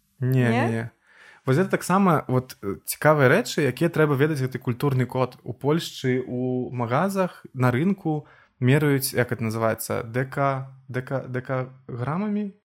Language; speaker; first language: Belarusian; non-native, local second language; Russian